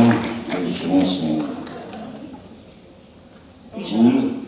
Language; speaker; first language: French; non-native, learner; English